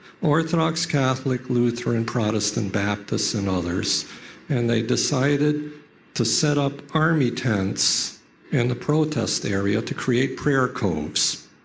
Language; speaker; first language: English; early bilingual, other home language; Ukrainian